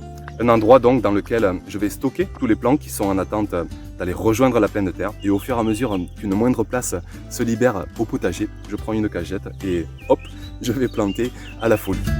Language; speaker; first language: French; native; French